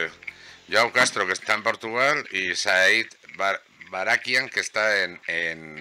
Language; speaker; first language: Spanish; native; Spanish